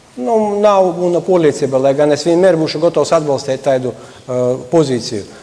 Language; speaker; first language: Latvian; native; Latvian